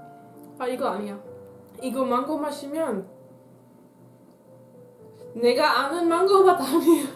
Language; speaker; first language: Korean; non-native, learner; Dutch